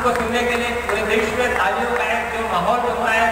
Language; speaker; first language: Hindi; native; Hindi